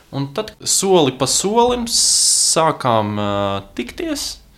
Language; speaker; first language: Latvian; non-native, local second language; Russian